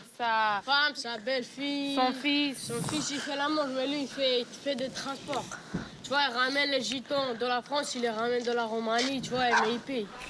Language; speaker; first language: French; non-native, learner; Romanian